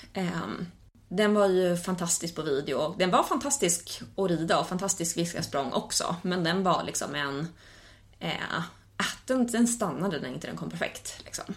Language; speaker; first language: Swedish; native; Swedish